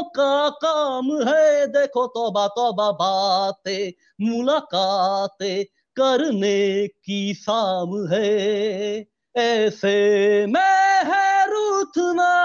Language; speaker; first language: Hindi; non-native, local second language; Assamese